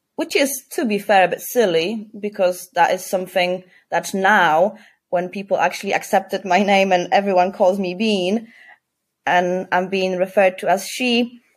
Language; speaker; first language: English; non-native, fluent; Polish